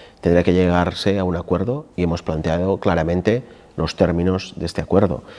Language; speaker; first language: Spanish; non-native, local second language; Catalan